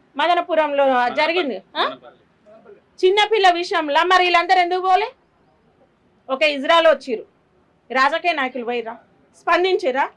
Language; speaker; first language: Telugu; native; Telugu